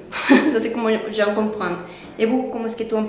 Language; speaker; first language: French; non-native, learner; Spanish